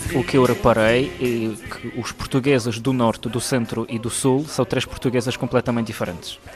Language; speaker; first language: Portuguese; non-native, fluent; Ukrainian